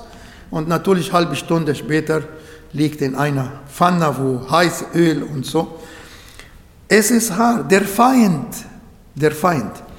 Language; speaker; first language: German; non-native, fluent; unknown